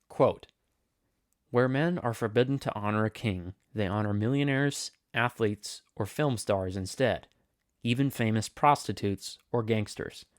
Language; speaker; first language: English; native; English